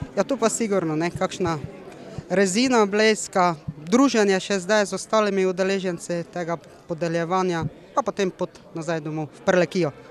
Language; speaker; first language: Slovenian; native; Slovenian